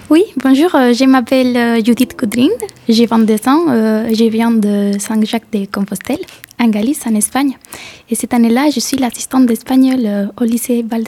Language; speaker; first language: French; non-native, fluent; Galician